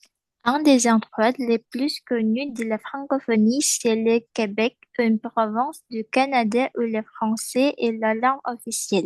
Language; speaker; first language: French; non-native, learner; Indonesian